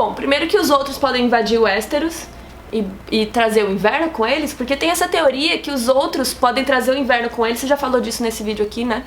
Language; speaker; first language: Portuguese; native; Portuguese